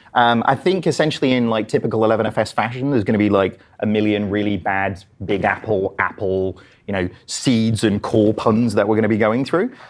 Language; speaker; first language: English; native; English